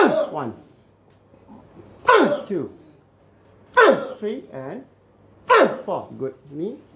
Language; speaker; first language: English; non-native, local second language; Cantonese